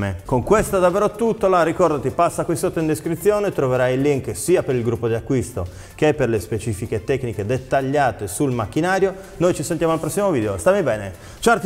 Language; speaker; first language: Italian; native; Italian